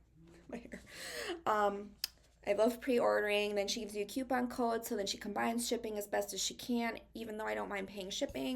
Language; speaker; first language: English; native; English